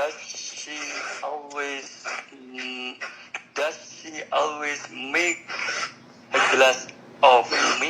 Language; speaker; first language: English; non-native, learner; Indonesian